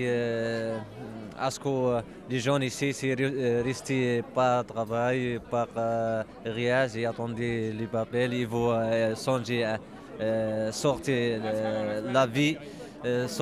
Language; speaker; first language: French; non-native, learner; Arabic